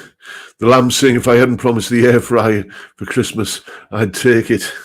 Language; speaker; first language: English; native; English